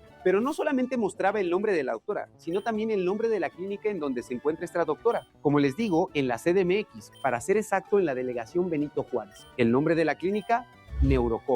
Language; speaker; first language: Spanish; native; Spanish